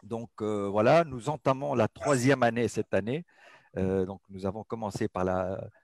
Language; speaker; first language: French; non-native, local second language; Arabic